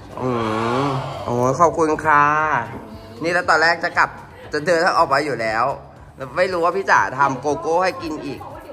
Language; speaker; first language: Thai; native; Thai